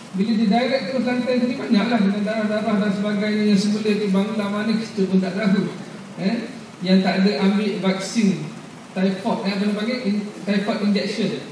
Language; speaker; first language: Malay; native; Malay